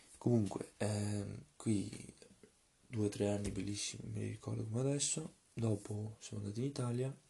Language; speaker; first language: Italian; early bilingual, other home language; Russian